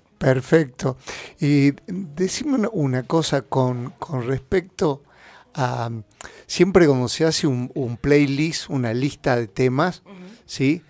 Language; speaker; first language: Spanish; native; Spanish